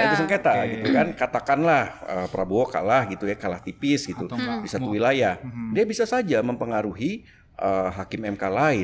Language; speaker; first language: Indonesian; native; Indonesian